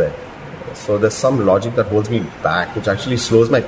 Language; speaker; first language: English; non-native, local second language; Gujarati